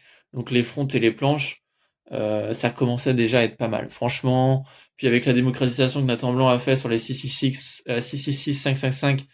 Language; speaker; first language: French; native; French